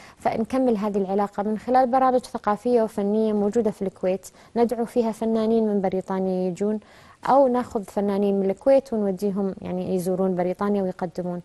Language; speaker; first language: Arabic; native; Arabic